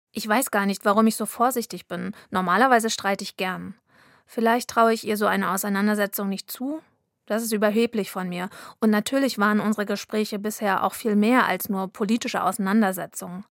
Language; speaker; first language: German; native; German